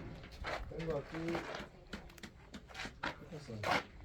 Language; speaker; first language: Spanish; non-native, fluent; Hebrew